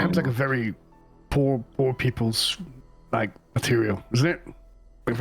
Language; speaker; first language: English; native; English